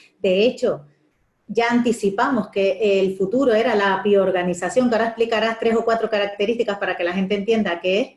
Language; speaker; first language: Spanish; native; Spanish